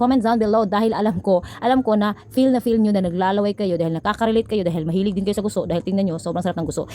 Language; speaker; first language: Filipino; non-native, local second language; Cebuano